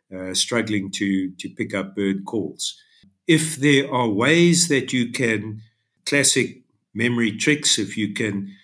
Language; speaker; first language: English; native; English